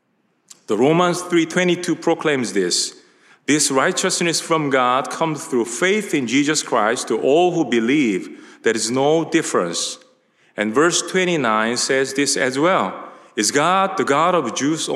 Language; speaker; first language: English; non-native, fluent; Korean